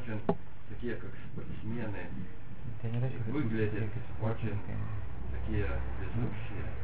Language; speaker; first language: Russian; non-native, fluent; Lithuanian